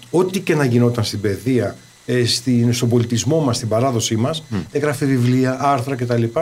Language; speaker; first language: Greek; early bilingual, heritage; Greek